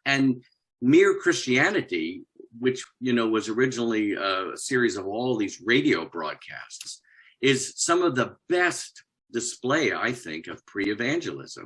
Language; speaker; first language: English; native; English